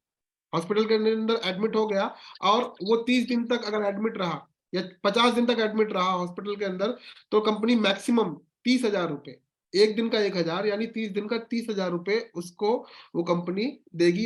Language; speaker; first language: Hindi; native; Hindi